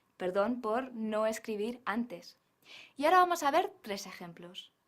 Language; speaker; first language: Spanish; non-native, fluent; English